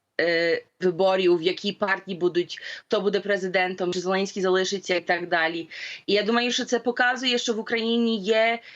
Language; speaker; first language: Ukrainian; early bilingual, heritage; Ukrainian